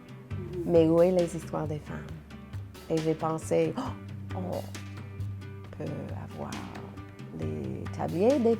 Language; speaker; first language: French; non-native, local second language; English